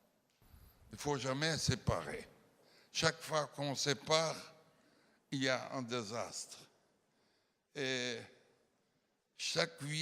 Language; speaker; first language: French; non-native, fluent; Portuguese